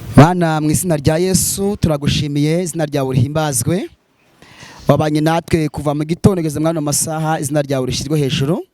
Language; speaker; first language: Kinyarwanda; native; Kinyarwanda